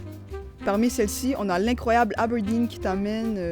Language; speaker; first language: French; native; French